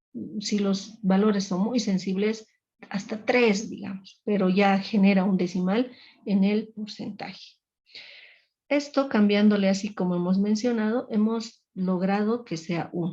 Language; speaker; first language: Spanish; native; Spanish